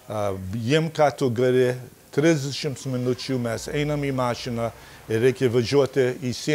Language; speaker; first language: Lithuanian; early bilingual, heritage; Lithuanian